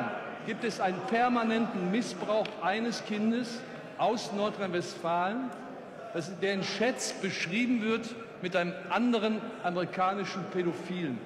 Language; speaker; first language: German; native; German